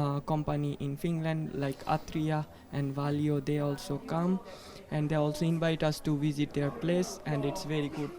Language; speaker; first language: English; non-native, fluent; Bangla